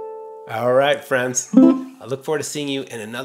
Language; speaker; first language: English; native; English